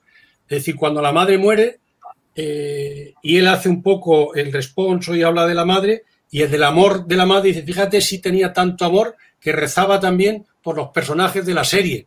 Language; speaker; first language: Spanish; native; Spanish